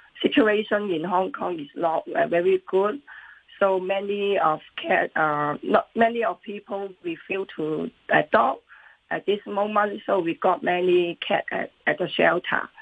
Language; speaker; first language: English; non-native, local second language; Cantonese